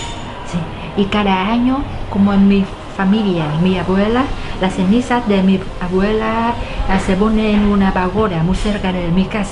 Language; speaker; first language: Spanish; non-native, learner; Vietnamese